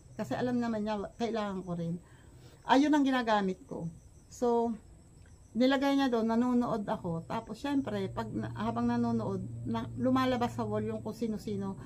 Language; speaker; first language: Filipino; native; Filipino